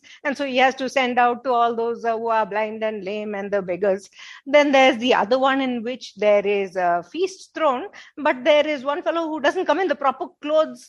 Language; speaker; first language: English; non-native, local second language; Telugu